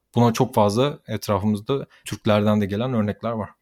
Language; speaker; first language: Turkish; native; Turkish